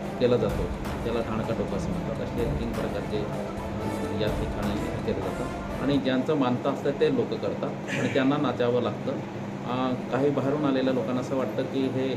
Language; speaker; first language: Marathi; non-native, local second language; Bhili